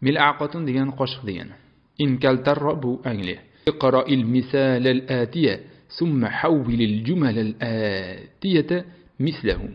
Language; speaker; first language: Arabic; non-native, fluent; Uzbek